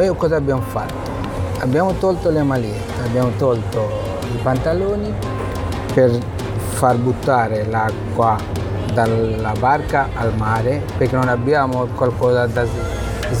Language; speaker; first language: Italian; non-native, fluent; Bangla